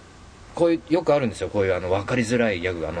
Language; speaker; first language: Japanese; native; Japanese